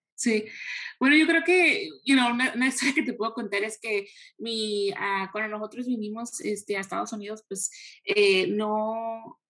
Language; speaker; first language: Spanish; early bilingual, heritage; Spanish